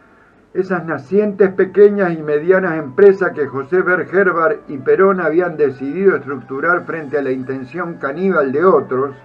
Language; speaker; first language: Spanish; native; Spanish